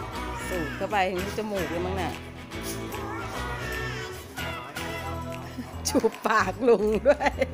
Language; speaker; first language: Thai; native; Thai